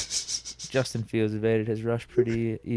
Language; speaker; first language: English; native; English